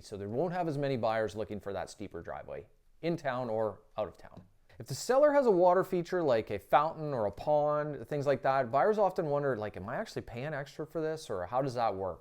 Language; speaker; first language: English; native; English